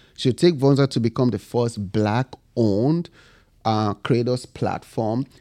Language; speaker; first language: English; non-native, local second language; Bini